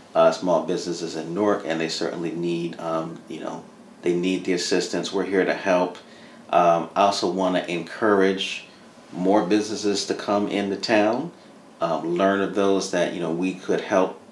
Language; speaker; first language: English; native; English